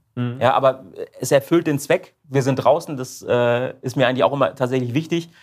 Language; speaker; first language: German; native; German